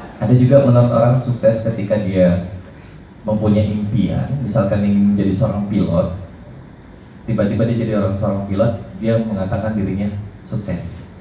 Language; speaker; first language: Indonesian; native; Indonesian